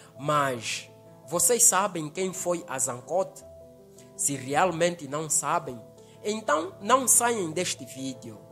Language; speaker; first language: Portuguese; native; Portuguese